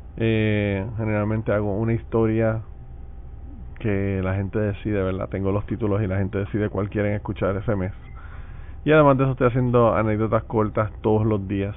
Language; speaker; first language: Spanish; native; Spanish